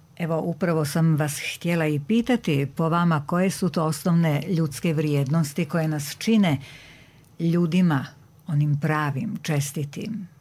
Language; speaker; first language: Croatian; native; Croatian